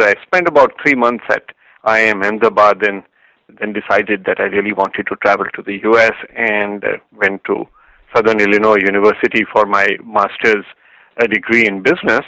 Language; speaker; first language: English; non-native, local second language; Hindi